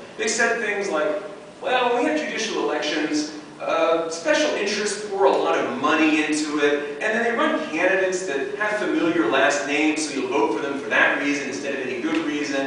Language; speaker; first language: English; native; English